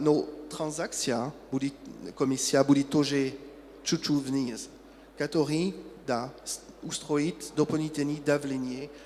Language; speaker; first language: Russian; non-native, learner; French